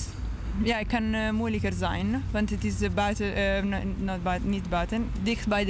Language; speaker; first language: Dutch; non-native, learner; English